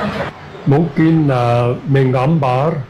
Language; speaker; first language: Indonesian; non-native, fluent; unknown